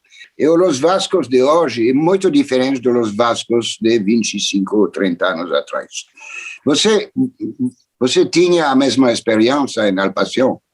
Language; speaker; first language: Portuguese; non-native, fluent; French